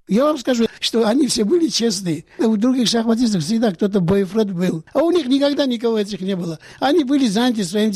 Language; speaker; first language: Russian; non-native, local second language; Georgian